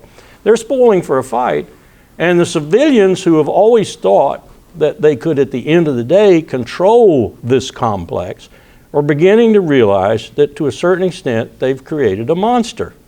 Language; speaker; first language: English; native; English